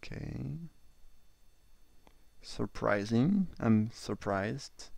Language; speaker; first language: English; non-native, fluent; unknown